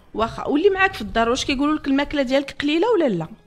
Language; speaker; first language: Arabic; native; Arabic